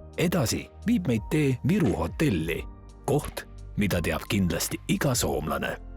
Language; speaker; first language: Estonian; native; Estonian